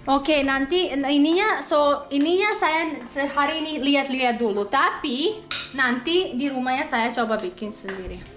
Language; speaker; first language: Indonesian; non-native, learner; Serbian